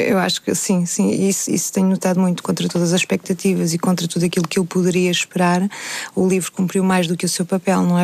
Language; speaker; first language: Portuguese; native; Portuguese